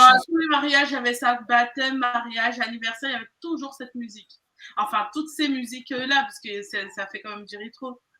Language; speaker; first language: French; native; French